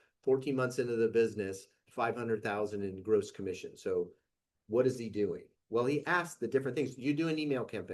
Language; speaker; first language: English; native; English